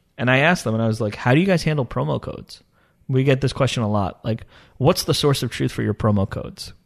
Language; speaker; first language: English; early bilingual, other home language; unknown